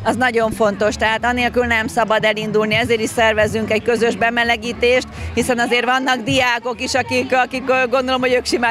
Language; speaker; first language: Hungarian; native; Hungarian